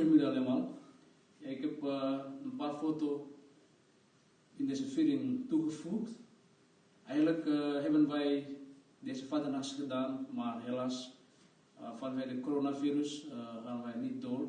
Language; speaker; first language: Dutch; non-native, fluent; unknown